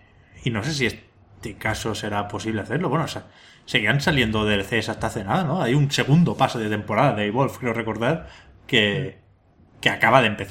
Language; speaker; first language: Spanish; native; Spanish